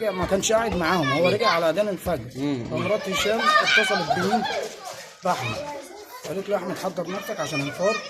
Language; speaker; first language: Arabic; native; Arabic